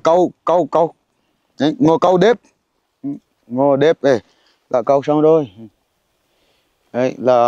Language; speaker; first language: Vietnamese; non-native, learner; Portuguese